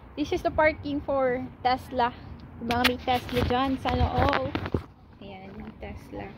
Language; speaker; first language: Filipino; native; Filipino